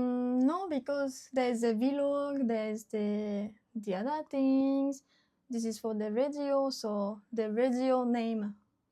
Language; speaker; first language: English; non-native, learner; Japanese